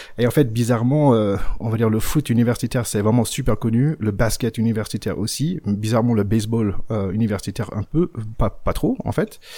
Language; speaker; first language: French; non-native, fluent; English